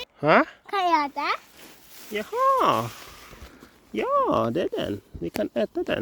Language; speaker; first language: Swedish; non-native, learner; Thai